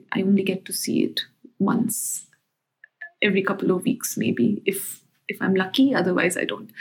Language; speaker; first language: English; non-native, local second language; Hindi